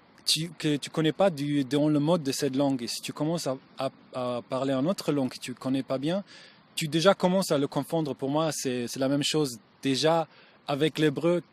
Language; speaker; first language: French; non-native, learner; German